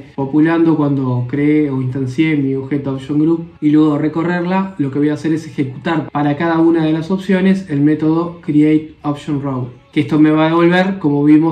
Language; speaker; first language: Spanish; native; Spanish